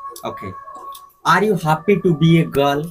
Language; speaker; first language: English; non-native, local second language; Odia